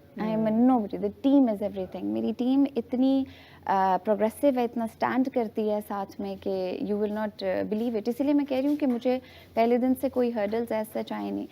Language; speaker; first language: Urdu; native; Urdu